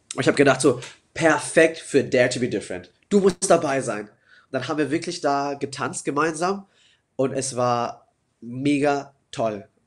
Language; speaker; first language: German; native; German